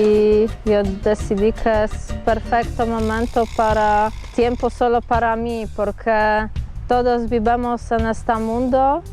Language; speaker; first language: Spanish; non-native, learner; Polish